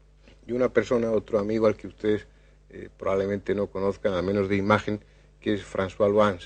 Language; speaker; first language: Spanish; native; Spanish